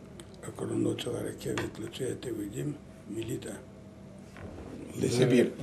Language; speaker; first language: Hebrew; non-native, learner; Lithuanian